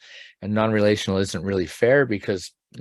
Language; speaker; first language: English; native; English